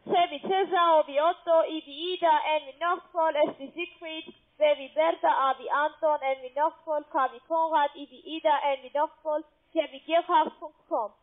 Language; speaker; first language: German; non-native, learner; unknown